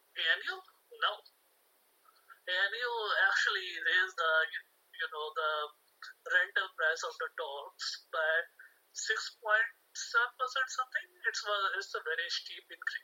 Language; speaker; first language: English; non-native, local second language; Hindi